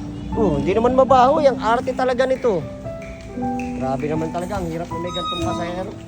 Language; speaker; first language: Filipino; native; Filipino